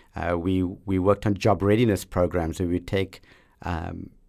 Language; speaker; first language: English; native; English